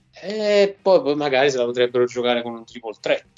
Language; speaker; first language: Italian; native; Italian